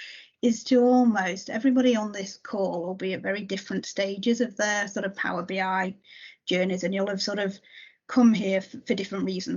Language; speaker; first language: English; native; English